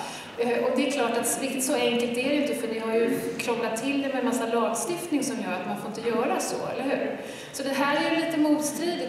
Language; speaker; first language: Swedish; native; Swedish